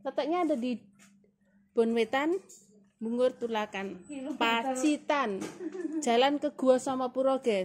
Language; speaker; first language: Indonesian; non-native, local second language; Javanese